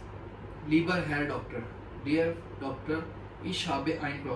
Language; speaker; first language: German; non-native, learner; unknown